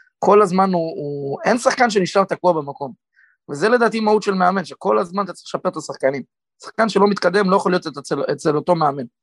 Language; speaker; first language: Hebrew; native; Hebrew